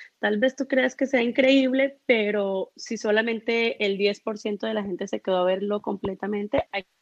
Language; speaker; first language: Spanish; early bilingual, heritage; Spanish